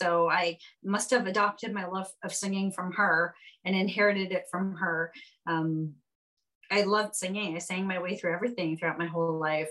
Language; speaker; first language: English; native; English